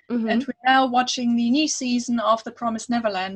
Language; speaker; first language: English; non-native, fluent; German